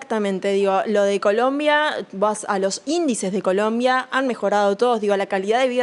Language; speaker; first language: Spanish; native; Spanish